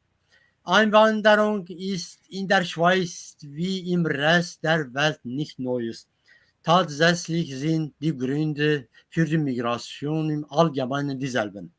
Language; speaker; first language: German; non-native, learner; Kurdish